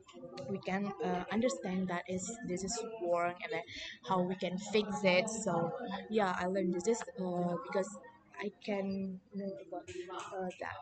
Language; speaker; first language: English; non-native, learner; Indonesian